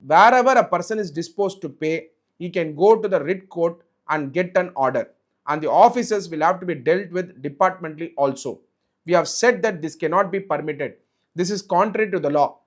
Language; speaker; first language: English; non-native, local second language; Tamil